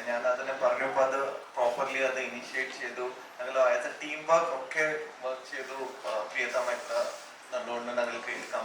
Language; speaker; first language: Malayalam; early bilingual, heritage; Malayalam